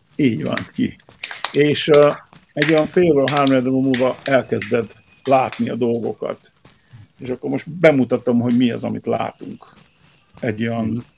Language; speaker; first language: Hungarian; early bilingual, heritage; Hungarian